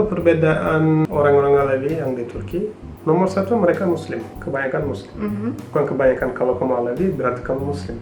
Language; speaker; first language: Indonesian; non-native, fluent; Turkish